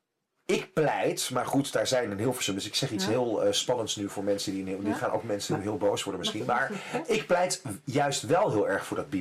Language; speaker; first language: Dutch; native; Dutch